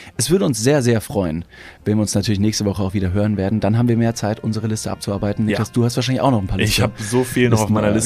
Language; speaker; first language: German; native; German